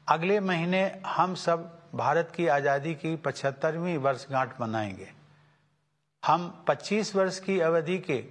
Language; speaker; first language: Hindi; native; Hindi